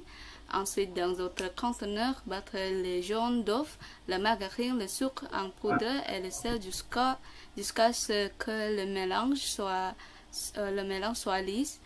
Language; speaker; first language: French; non-native, learner; Indonesian